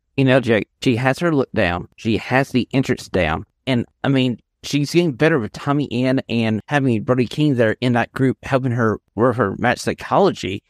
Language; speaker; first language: English; native; English